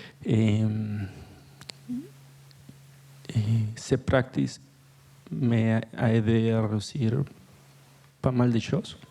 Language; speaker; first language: French; non-native, learner; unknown